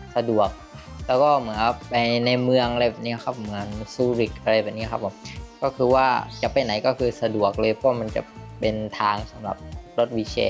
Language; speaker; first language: Thai; native; Thai